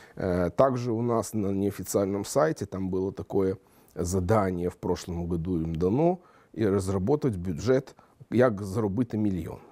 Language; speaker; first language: Russian; native; Russian